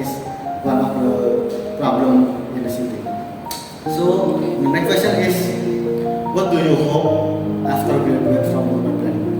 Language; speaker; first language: English; non-native, learner; Indonesian